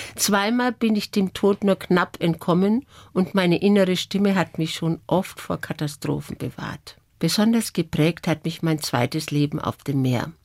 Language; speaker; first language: German; native; German